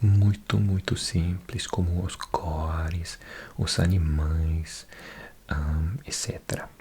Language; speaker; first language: Portuguese; non-native, fluent; English